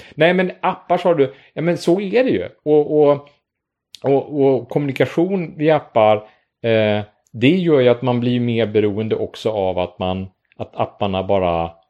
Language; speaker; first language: Swedish; native; Swedish